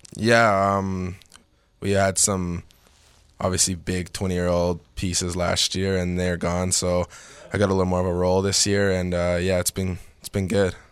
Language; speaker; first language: English; native; English